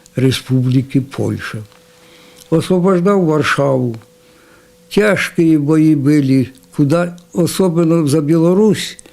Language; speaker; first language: Russian; non-native, local second language; Ukrainian